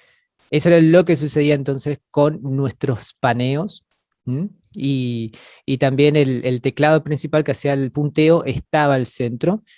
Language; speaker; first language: Spanish; native; Spanish